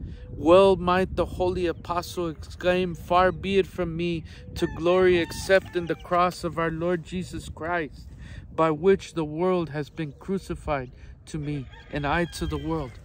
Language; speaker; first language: English; native; English